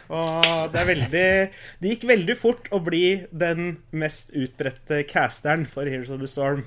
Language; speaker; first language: Norwegian; early bilingual, other home language; Spanish